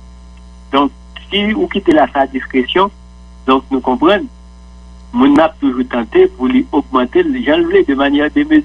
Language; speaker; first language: French; non-native, local second language; Haitian Creole